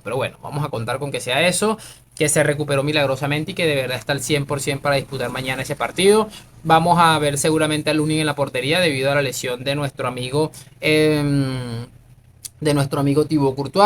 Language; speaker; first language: Spanish; native; Spanish